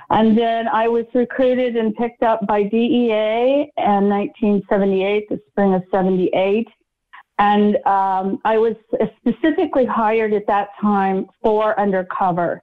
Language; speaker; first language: English; native; English